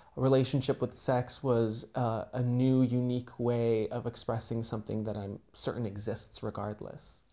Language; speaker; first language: English; native; English